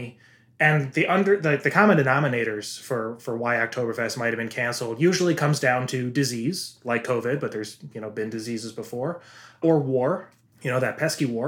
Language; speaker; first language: English; native; English